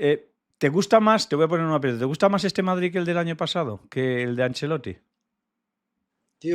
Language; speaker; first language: Spanish; native; Spanish